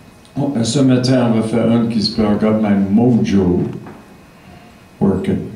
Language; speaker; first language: French; non-native, learner; English